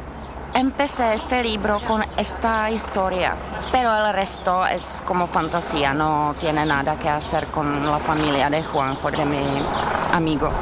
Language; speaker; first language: Spanish; non-native, learner; Czech